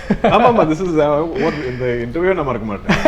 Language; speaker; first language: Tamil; non-native, local second language; Malayalam